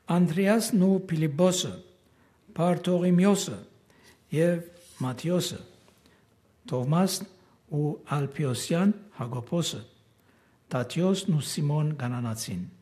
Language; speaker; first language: Armenian; early bilingual, heritage; Armenian